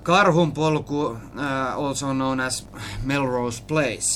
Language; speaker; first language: English; non-native, fluent; Finnish